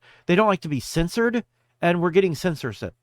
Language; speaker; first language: English; native; English